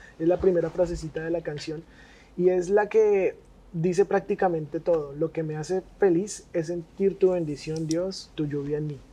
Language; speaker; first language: Spanish; native; Spanish